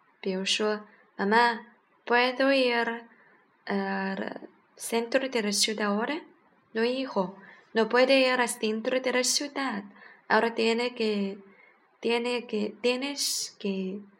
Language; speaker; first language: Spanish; non-native, learner; Chinese